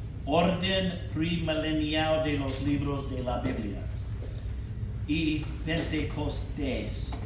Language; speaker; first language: Spanish; non-native, fluent; English